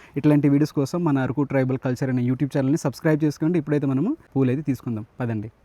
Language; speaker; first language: Telugu; native; Telugu